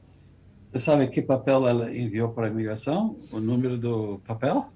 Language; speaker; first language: Portuguese; non-native, fluent; English